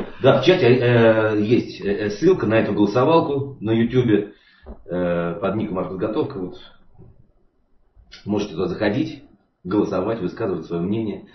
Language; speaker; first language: Russian; native; Russian